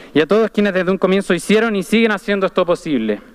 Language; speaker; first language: Spanish; native; Spanish